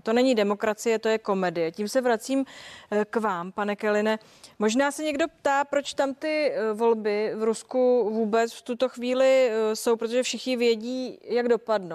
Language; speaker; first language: Czech; native; Czech